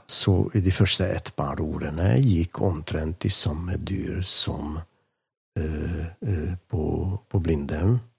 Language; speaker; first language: Norwegian; non-native, fluent; Hungarian